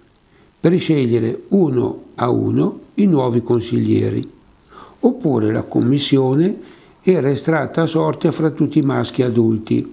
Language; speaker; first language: Italian; native; Italian